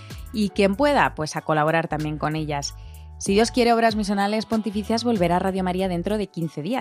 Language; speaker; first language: Spanish; native; Spanish